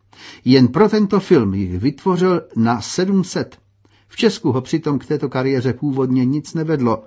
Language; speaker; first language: Czech; native; Czech